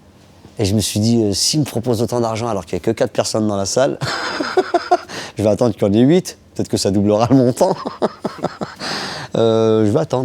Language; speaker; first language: French; early bilingual, other home language; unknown